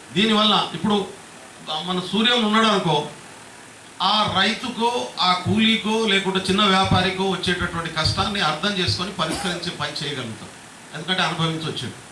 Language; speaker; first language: Telugu; non-native, local second language; Lambadi